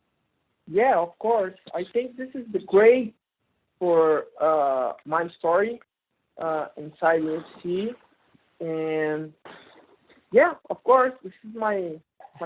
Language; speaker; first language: English; non-native, learner; Portuguese